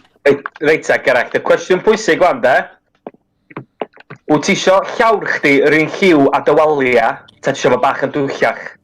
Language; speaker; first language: Welsh; native; Welsh